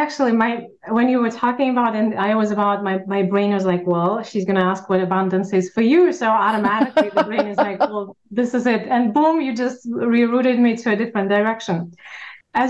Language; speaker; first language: English; non-native, fluent; Russian